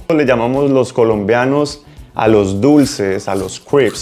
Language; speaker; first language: Spanish; native; Spanish